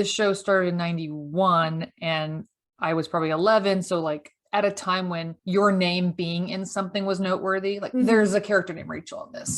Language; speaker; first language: English; native; English